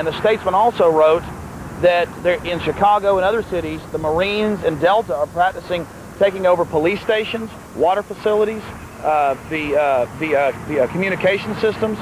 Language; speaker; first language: English; native; English